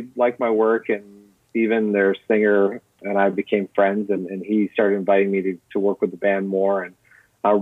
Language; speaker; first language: English; native; English